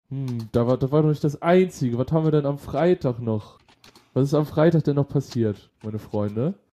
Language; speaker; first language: German; native; German